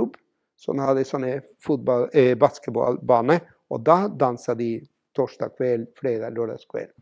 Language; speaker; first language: Norwegian; non-native, fluent; Spanish